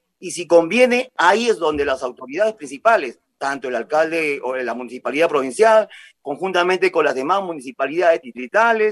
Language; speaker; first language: Spanish; native; Spanish